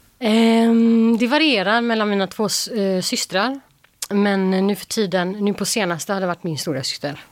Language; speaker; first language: Swedish; early bilingual, other home language; Albanian